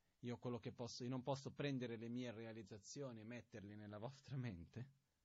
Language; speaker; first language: Italian; non-native, fluent; Portuguese